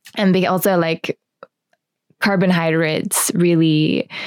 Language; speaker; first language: English; non-native, fluent; Finnish